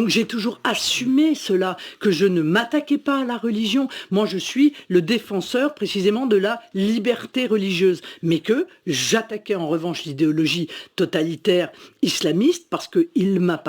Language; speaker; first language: French; native; French